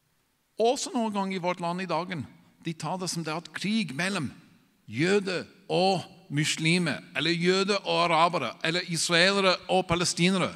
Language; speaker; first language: Norwegian; non-native, fluent; English